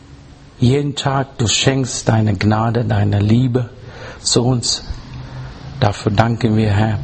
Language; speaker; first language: German; non-native, fluent; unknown